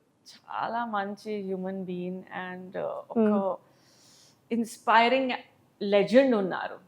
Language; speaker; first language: Telugu; non-native, local second language; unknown